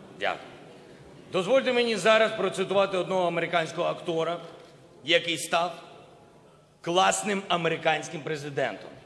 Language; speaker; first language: Ukrainian; non-native, local second language; Russian